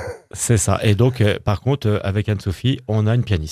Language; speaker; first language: French; native; French